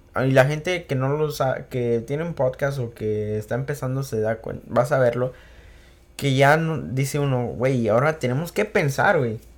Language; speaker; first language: Spanish; early bilingual, heritage; Spanish